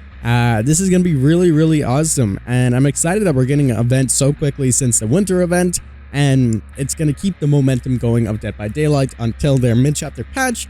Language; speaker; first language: English; native; English